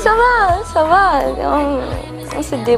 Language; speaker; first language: French; non-native, local second language; English